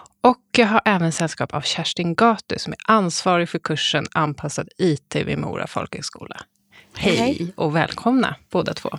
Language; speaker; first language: Swedish; native; Swedish